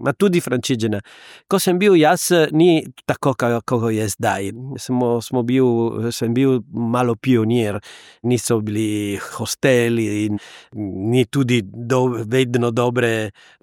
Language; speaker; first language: Slovenian; non-native, learner; Italian